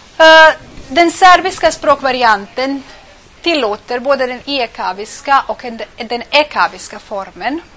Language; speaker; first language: Swedish; non-native, fluent; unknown